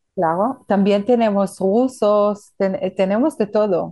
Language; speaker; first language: Spanish; non-native, fluent; Hebrew